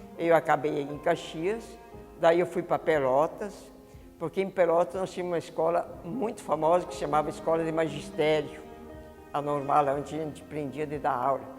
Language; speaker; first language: Portuguese; early bilingual, other home language; Italian